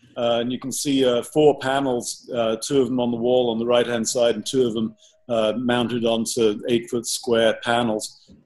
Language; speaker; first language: English; native; English